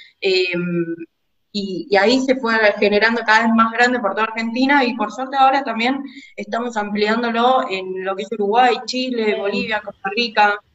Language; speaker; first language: Spanish; native; Spanish